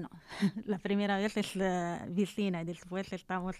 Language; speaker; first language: Spanish; non-native, learner; Arabic